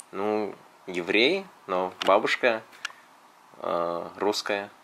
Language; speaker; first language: Russian; early bilingual, heritage; Russian